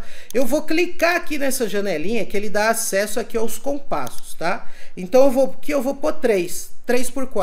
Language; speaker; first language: Portuguese; native; Portuguese